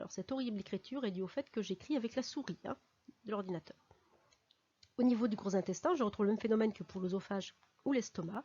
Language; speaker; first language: French; native; French